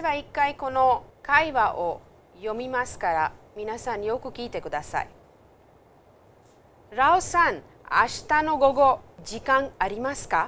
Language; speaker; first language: Japanese; non-native, fluent; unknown